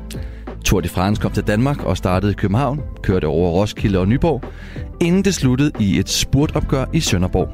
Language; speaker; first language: Danish; native; Danish